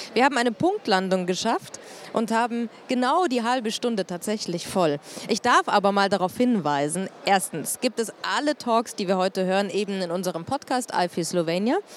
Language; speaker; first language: German; native; German